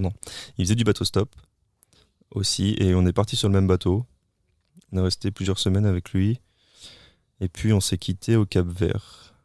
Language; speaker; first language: French; native; French